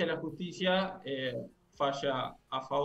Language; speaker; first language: Spanish; native; Spanish